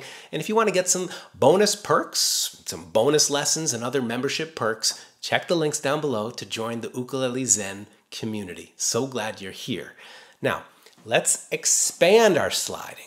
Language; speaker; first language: English; native; English